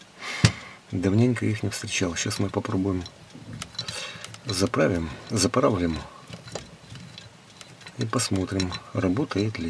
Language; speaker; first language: Russian; native; Russian